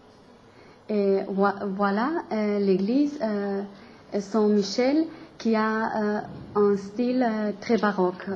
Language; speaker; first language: French; non-native, learner; German